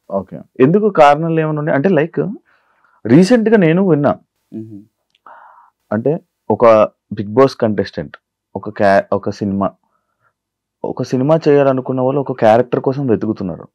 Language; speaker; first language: Telugu; native; Telugu